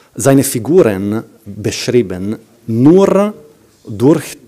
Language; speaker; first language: German; non-native, fluent; Italian